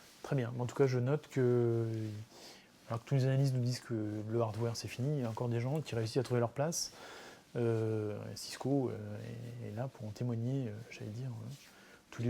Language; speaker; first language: French; native; French